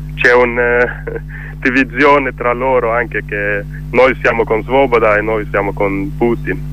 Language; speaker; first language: Italian; non-native, learner; Swedish